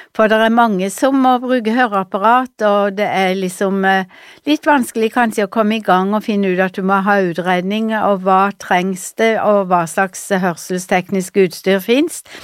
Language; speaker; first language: Norwegian; native; Norwegian